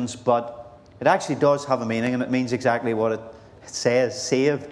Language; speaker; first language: English; native; English